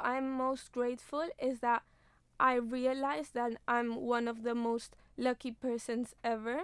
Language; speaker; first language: English; non-native, fluent; Spanish